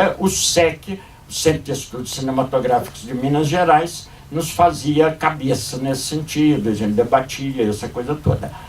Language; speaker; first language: Portuguese; native; Portuguese